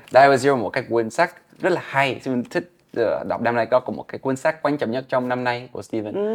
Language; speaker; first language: Vietnamese; non-native, fluent; English